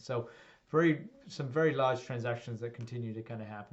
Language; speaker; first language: English; native; English